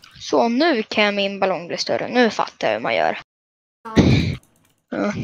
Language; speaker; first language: Swedish; native; Swedish